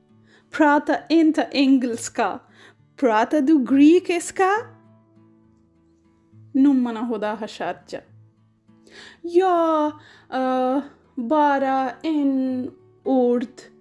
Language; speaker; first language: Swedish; non-native, learner; Baluchi